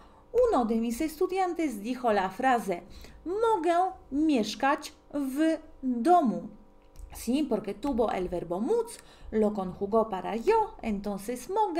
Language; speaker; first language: Spanish; non-native, fluent; Polish